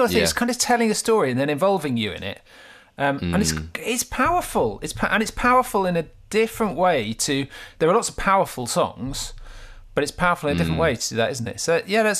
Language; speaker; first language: English; native; English